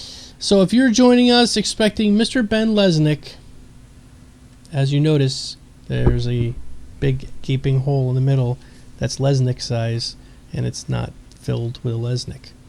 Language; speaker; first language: English; native; English